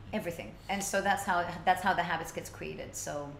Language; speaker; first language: English; early bilingual, other home language; Swedish